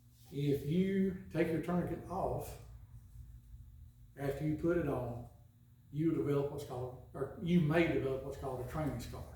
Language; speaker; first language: English; native; English